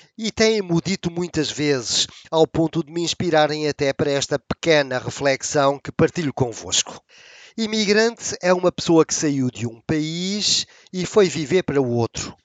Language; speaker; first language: Portuguese; native; Portuguese